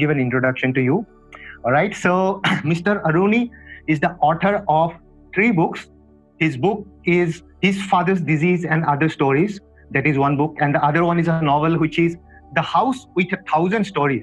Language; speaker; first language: English; non-native, local second language; Assamese